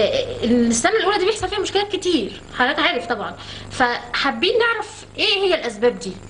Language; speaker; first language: Arabic; native; Arabic